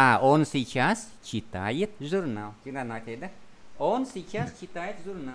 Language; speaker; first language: Russian; non-native, fluent; Vietnamese